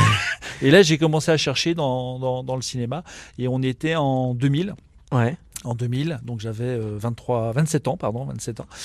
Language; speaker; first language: French; native; French